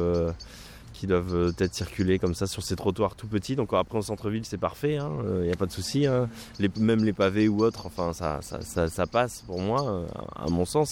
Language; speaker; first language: French; native; French